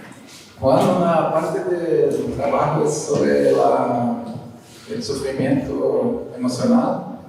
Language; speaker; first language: Spanish; non-native, learner; Portuguese